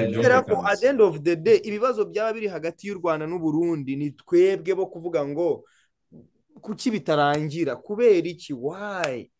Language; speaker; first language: Kinyarwanda; native; Kinyarwanda